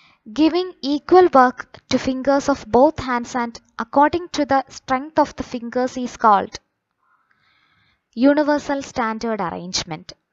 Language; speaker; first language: English; non-native, local second language; Malayalam